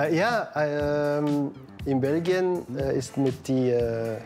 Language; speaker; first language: German; non-native, learner; Dutch